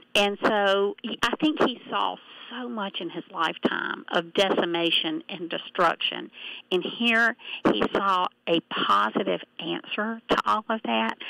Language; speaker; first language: English; native; English